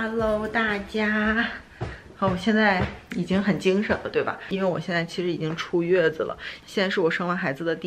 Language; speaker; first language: Chinese; native; Chinese